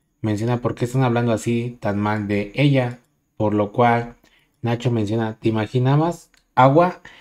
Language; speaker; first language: Spanish; native; Spanish